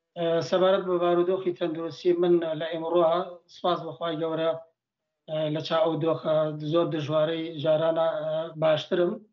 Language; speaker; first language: Central Kurdish; native; Central Kurdish